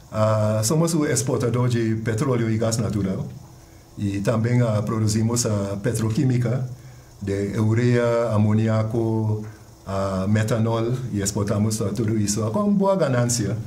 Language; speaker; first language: Portuguese; non-native, fluent; English